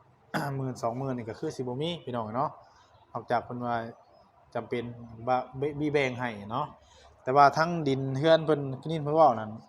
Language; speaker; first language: Thai; non-native, local second language; Lao